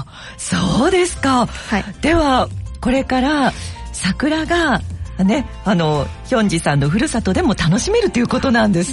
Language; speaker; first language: Japanese; native; Japanese